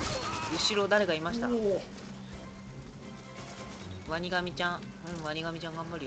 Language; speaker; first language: Japanese; native; Japanese